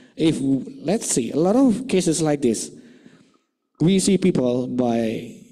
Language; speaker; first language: English; non-native, fluent; Indonesian